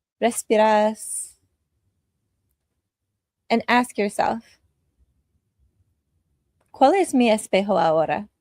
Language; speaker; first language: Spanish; non-native, learner; English